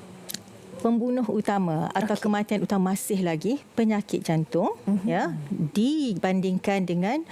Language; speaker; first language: Malay; native; Malay